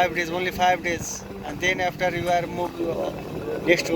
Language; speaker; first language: English; non-native, learner; Nepali